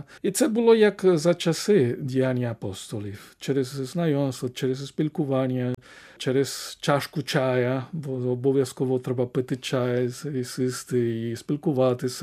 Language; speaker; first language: Ukrainian; non-native, fluent; Spanish